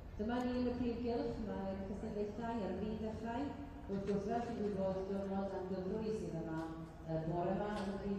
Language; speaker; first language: Welsh; native; Welsh